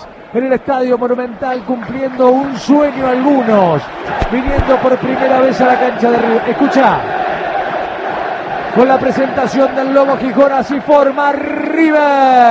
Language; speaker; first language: Spanish; native; Spanish